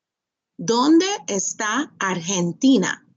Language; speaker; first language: Spanish; non-native, fluent; English